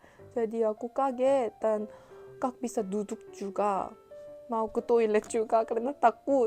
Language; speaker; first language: Indonesian; non-native, learner; Korean